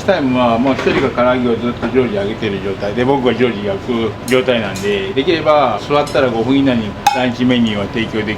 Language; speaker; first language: Japanese; native; Japanese